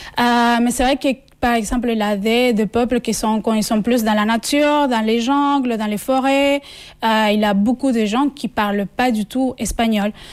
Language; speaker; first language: French; non-native, fluent; Spanish